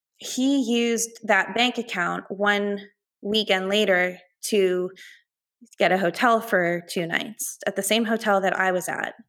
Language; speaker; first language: English; native; English